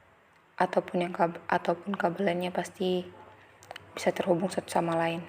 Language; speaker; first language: Indonesian; native; Indonesian